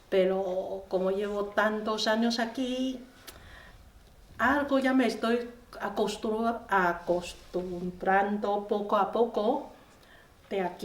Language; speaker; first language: Spanish; non-native, learner; Chinese